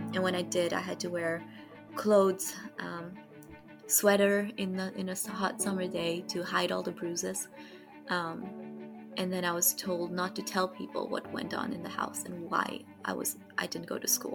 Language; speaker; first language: English; non-native, local second language; Nepali